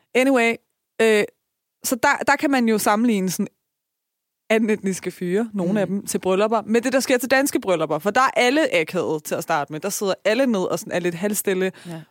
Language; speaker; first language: Danish; early bilingual, other home language; Persian